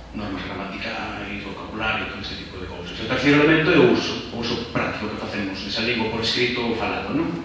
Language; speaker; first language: Galician; non-native, local second language; Spanish